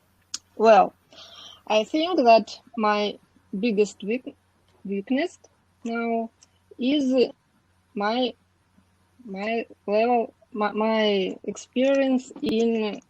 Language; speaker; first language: English; non-native, learner; Russian